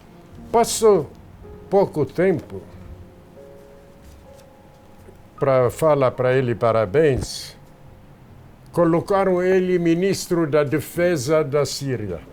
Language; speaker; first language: Portuguese; non-native, fluent; Arabic